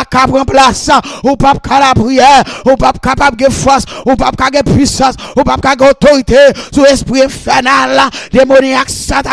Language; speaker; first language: French; non-native, local second language; Haitian Creole